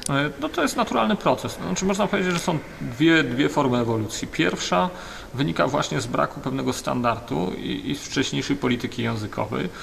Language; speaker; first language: Polish; native; Polish